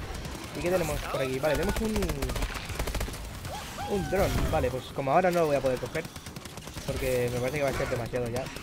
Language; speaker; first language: Spanish; native; Spanish